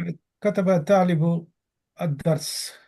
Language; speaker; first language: Arabic; non-native, learner; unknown